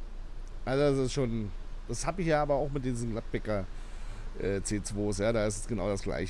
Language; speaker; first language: German; native; German